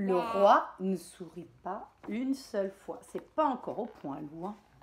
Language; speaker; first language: French; native; French